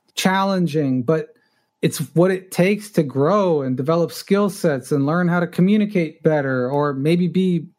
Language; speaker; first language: English; early bilingual, other home language; Spanish